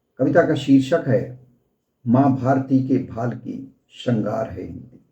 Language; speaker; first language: Hindi; native; Hindi